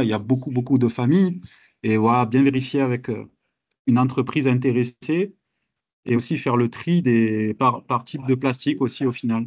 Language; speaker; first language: French; native; French